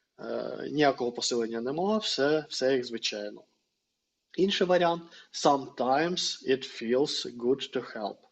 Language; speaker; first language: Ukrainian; non-native, local second language; Russian